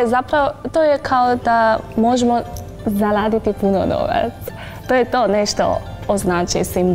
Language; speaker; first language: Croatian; non-native, learner; Chinese